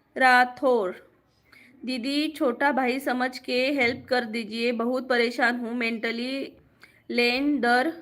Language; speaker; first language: Hindi; non-native, local second language; Marathi